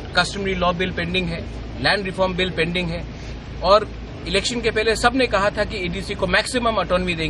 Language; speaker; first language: Hindi; non-native, local second language; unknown